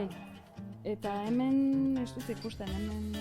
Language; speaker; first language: Basque; non-native, learner; Turkish